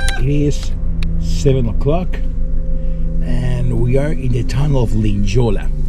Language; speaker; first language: English; non-native, fluent; Spanish